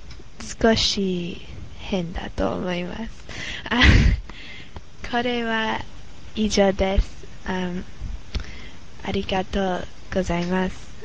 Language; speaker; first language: Japanese; non-native, learner; English